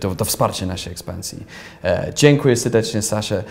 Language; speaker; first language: Polish; non-native, fluent; English